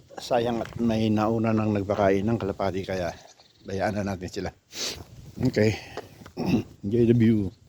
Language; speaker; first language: Filipino; non-native, local second language; Iloko